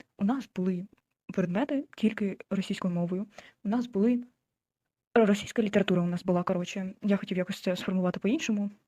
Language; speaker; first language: Ukrainian; non-native, local second language; Russian